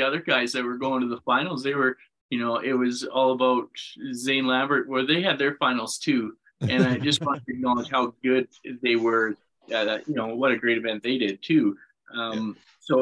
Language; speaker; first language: English; native; English